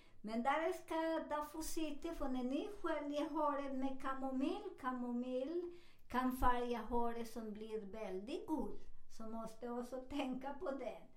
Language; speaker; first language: Swedish; non-native, fluent; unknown